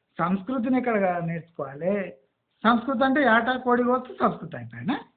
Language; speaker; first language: Telugu; native; Telugu